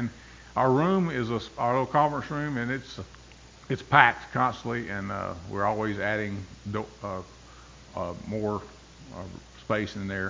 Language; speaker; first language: English; native; English